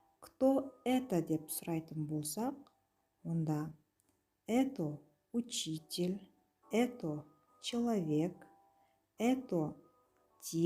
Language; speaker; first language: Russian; non-native, local second language; Kazakh